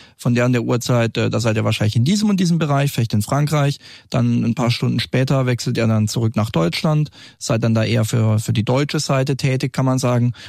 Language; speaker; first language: German; native; German